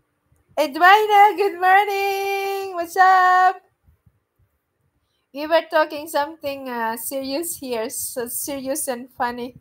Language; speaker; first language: English; non-native, local second language; Filipino